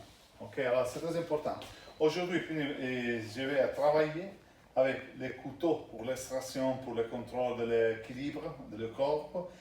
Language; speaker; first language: French; non-native, learner; Italian